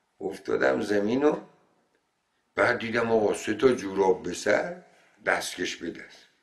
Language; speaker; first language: Persian; non-native, local second language; Azerbaijani